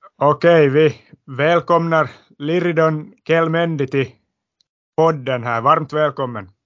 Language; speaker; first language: Swedish; native; Swedish